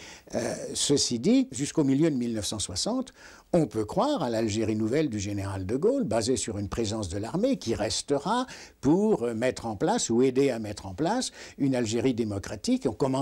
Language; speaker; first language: French; native; French